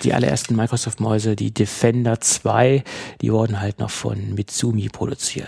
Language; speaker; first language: German; native; German